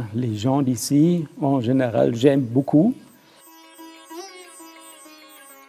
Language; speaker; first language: French; non-native, fluent; German